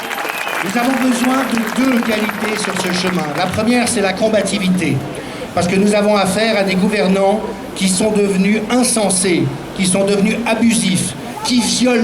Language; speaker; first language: French; native; French